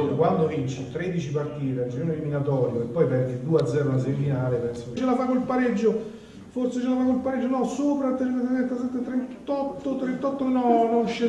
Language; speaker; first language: Italian; native; Italian